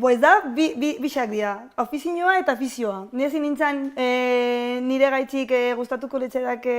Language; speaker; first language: Basque; non-native, learner; Spanish